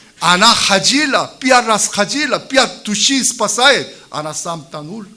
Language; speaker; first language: Russian; non-native, learner; Korean